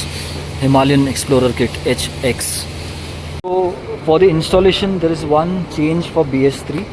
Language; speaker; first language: English; non-native, local second language; Hindi